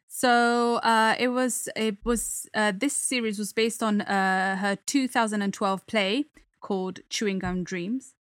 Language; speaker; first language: English; non-native, fluent; Italian